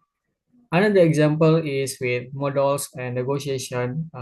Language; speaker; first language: English; non-native, learner; Indonesian